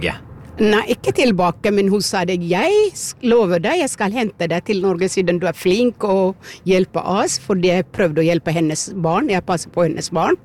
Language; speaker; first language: Norwegian; non-native, fluent; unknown